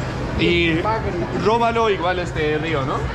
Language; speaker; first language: Spanish; non-native, fluent; Danish